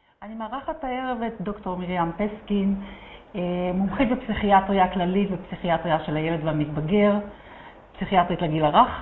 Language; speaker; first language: Hebrew; native; Hebrew